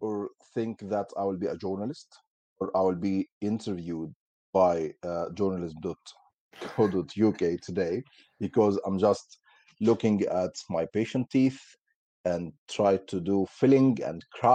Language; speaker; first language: English; non-native, fluent; Arabic